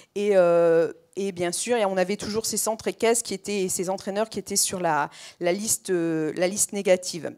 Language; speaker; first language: French; native; French